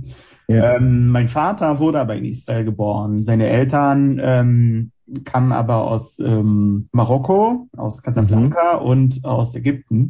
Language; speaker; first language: German; non-native, fluent; Hebrew